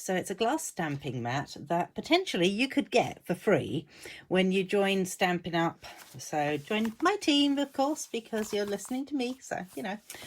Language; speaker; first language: English; native; English